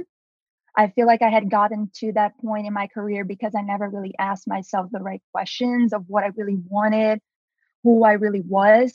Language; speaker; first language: English; non-native, fluent; Portuguese